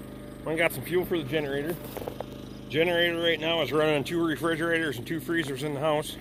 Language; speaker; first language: English; native; English